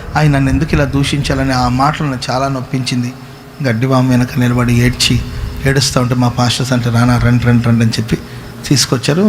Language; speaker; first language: Telugu; non-native, local second language; Kannada